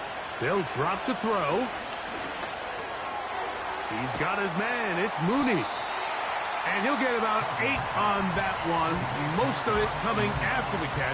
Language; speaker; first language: English; native; English